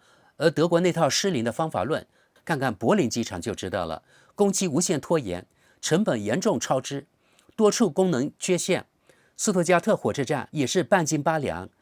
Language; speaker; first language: Chinese; native; Chinese